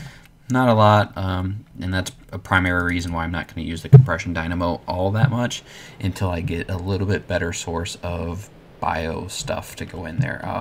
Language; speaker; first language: English; native; English